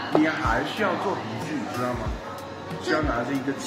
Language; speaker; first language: Chinese; non-native, fluent; English